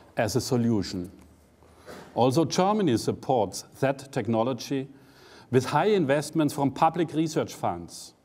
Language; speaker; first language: English; non-native, fluent; German